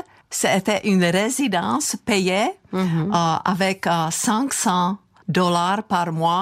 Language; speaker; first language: French; non-native, fluent; Czech